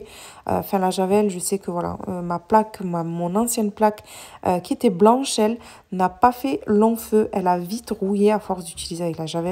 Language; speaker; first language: French; native; French